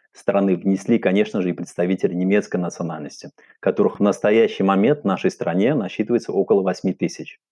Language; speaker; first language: Russian; non-native, local second language; Uzbek